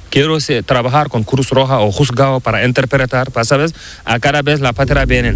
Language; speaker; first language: Spanish; non-native, learner; Fula